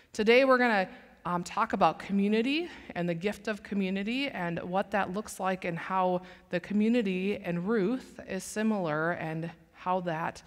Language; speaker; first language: English; native; English